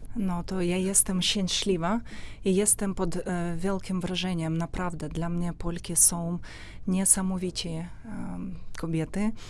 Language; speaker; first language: Polish; non-native, learner; Ukrainian